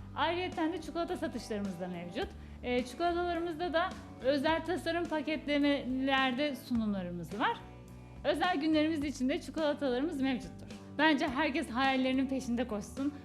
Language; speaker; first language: Turkish; native; Turkish